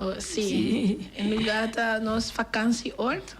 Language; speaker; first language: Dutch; non-native, local second language; Papiamento